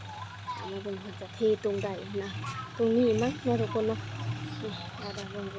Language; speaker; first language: Thai; non-native, local second language; Lao